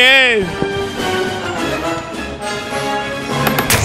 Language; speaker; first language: Spanish; native; Spanish